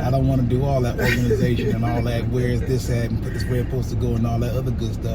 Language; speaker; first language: English; native; English